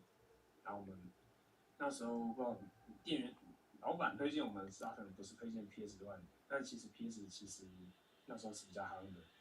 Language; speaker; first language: Chinese; native; Chinese